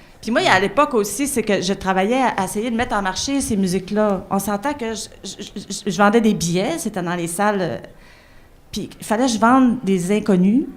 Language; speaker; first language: French; native; French